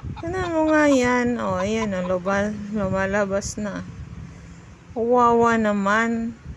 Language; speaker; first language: Filipino; non-native, local second language; Cebuano